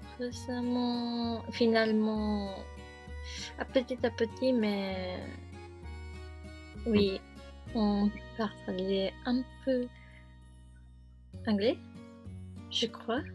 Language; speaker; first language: French; non-native, learner; Japanese